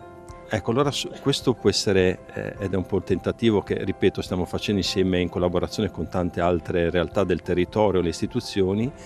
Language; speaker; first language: Italian; native; Italian